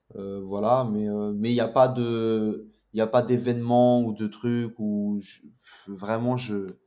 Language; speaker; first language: French; native; French